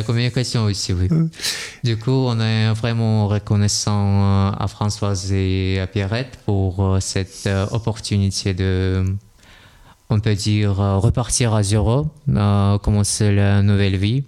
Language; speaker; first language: French; non-native, fluent; Russian